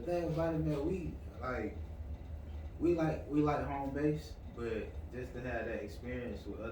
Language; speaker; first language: English; native; English